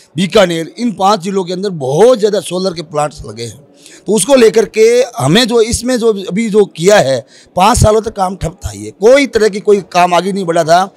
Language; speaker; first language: Hindi; native; Hindi